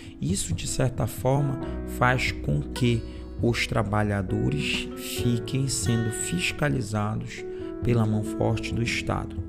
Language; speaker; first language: Portuguese; native; Portuguese